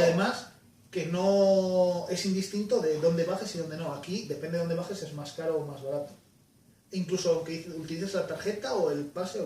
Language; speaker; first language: Spanish; native; Spanish